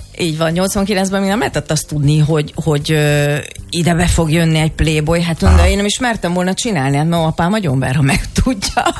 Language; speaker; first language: Hungarian; native; Hungarian